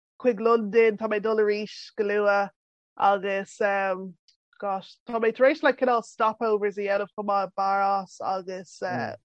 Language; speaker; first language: Irish; early bilingual, other home language; English